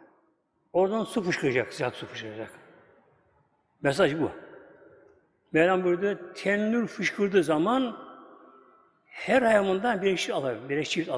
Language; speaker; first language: Turkish; native; Turkish